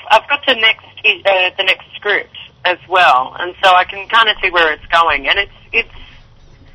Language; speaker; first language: English; native; English